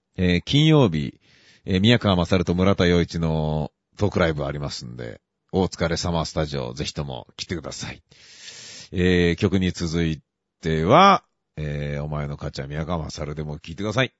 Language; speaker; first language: Japanese; native; Japanese